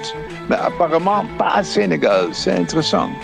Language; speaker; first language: French; non-native, fluent; Dutch